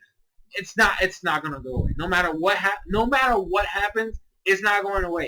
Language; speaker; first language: English; native; English